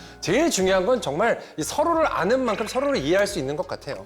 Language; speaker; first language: Korean; native; Korean